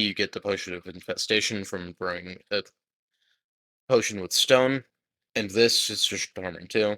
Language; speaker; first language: English; native; English